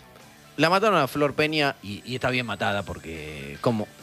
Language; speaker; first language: Spanish; native; Spanish